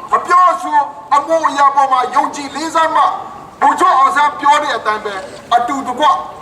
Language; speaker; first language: Burmese; non-native, local second language; Kachin